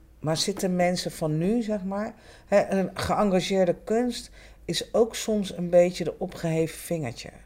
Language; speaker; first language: Dutch; native; Dutch